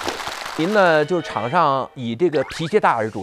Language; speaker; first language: Chinese; native; Chinese